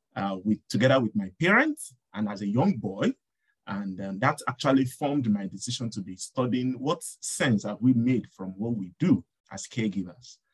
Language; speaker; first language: English; non-native, local second language; Yoruba